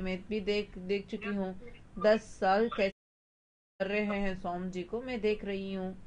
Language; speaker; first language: Hindi; non-native, local second language; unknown